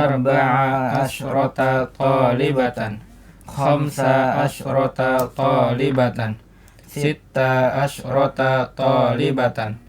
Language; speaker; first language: Arabic; non-native, learner; Indonesian